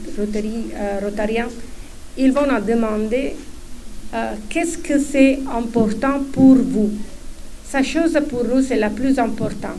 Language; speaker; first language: French; non-native, fluent; Italian